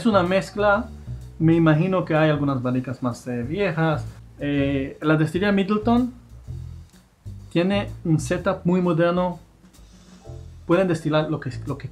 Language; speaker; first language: Spanish; non-native, fluent; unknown